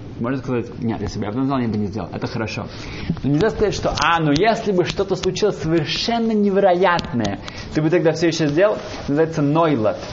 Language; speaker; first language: Russian; early bilingual, heritage; Russian